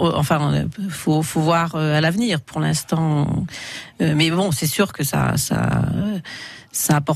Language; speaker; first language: French; native; French